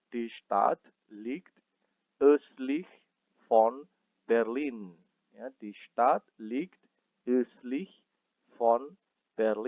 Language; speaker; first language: German; non-native, fluent; Indonesian